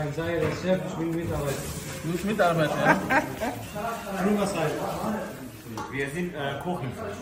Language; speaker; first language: German; non-native, learner; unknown